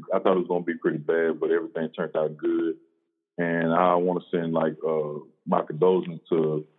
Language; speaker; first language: English; native; English